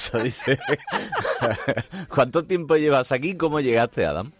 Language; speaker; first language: Spanish; native; Spanish